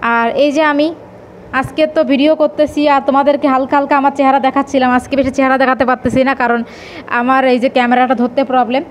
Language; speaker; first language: Bangla; native; Bangla